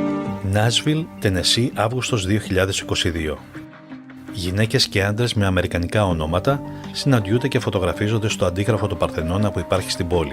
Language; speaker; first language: Greek; native; Greek